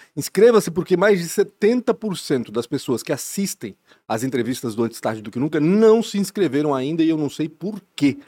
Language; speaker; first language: Portuguese; native; Portuguese